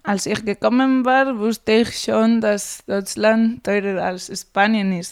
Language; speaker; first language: German; non-native, fluent; Spanish